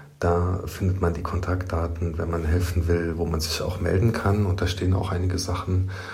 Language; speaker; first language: German; native; German